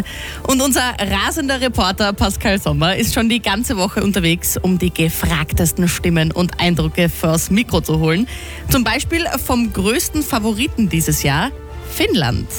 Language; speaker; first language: German; native; German